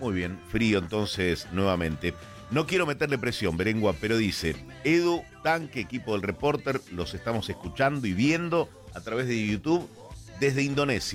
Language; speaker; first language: Spanish; native; Spanish